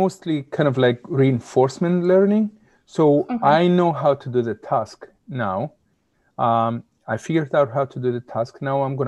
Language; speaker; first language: English; non-native, fluent; Greek